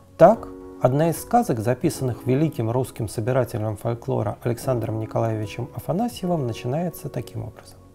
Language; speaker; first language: Russian; native; Russian